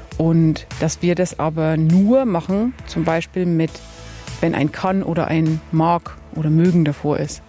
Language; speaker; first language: German; native; German